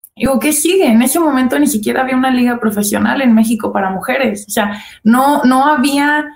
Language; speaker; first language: Spanish; native; Spanish